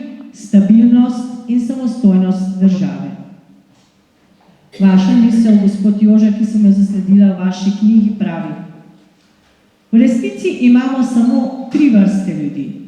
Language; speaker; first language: Slovenian; native; Slovenian